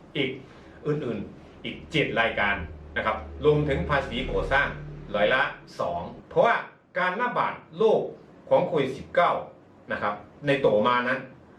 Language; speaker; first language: Thai; non-native, fluent; Chinese